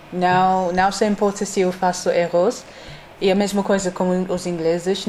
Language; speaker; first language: Portuguese; non-native, learner; English